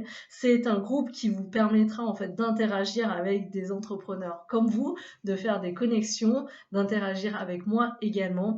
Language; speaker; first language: French; native; French